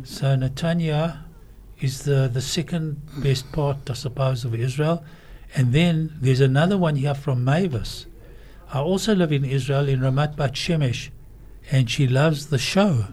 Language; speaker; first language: English; native; English